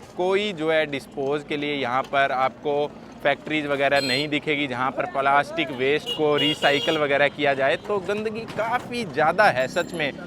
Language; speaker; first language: Hindi; native; Hindi